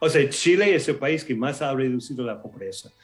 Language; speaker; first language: Spanish; non-native, fluent; English